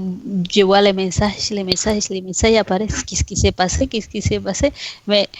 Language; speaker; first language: French; non-native, fluent; Spanish